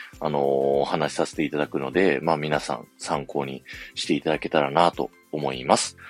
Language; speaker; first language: Japanese; native; Japanese